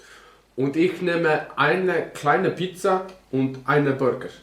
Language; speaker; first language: German; non-native, learner; Icelandic